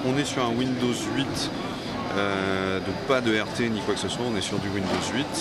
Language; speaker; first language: French; native; French